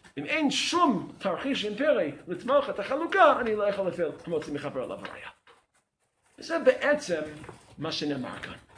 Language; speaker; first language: Hebrew; non-native, fluent; English